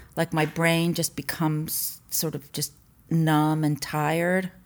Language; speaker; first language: English; native; English